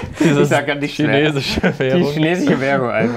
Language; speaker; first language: German; native; German